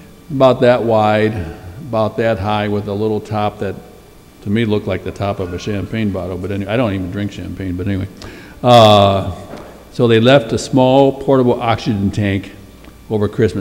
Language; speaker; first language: English; native; English